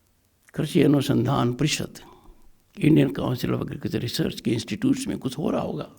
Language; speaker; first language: Hindi; native; Hindi